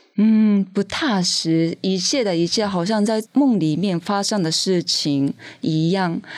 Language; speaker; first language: Chinese; non-native, fluent; Japanese